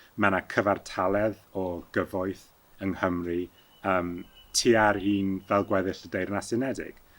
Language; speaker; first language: Welsh; early bilingual, heritage; Welsh